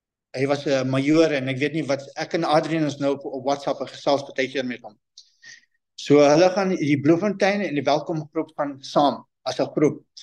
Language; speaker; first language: Afrikaans; non-native, local second language; English